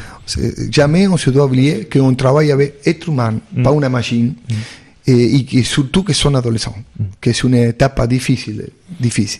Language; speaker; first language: French; non-native, fluent; Spanish